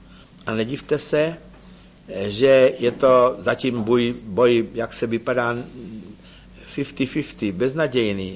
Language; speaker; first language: Czech; native; Czech